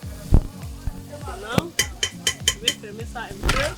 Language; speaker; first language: French; non-native, local second language; English